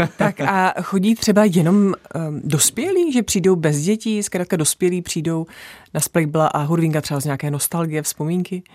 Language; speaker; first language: Czech; native; Czech